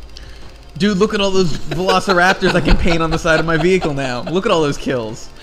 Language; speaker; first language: English; native; English